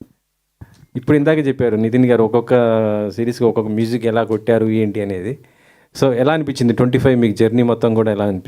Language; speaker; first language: Telugu; native; Telugu